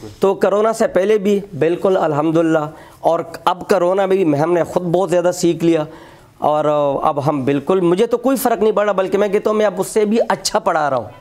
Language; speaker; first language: Urdu; non-native, local second language; Pashto